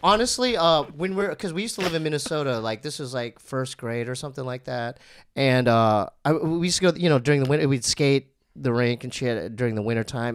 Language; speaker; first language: English; early bilingual, other home language; Korean